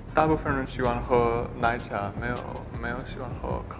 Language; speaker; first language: Chinese; non-native, learner; English